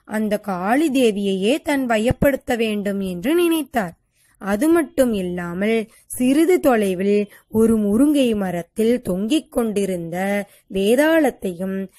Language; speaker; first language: Tamil; native; Tamil